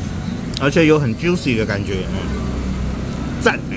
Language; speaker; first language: Chinese; native; Chinese